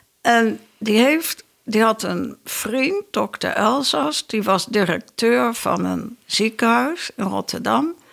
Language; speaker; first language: Dutch; native; Dutch